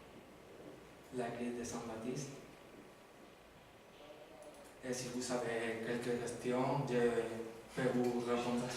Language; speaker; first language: French; non-native, learner; Spanish